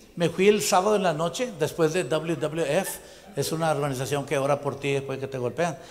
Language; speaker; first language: Spanish; native; Spanish